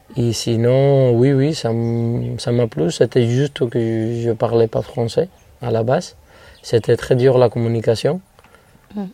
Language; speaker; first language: French; non-native, fluent; Spanish